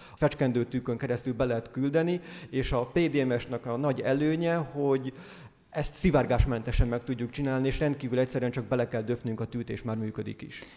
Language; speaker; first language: Hungarian; native; Hungarian